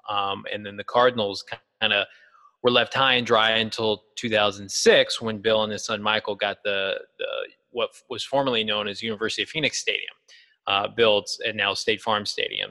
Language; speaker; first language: English; native; English